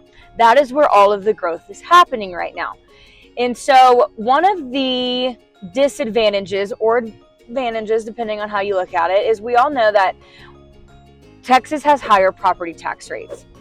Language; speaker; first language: English; native; English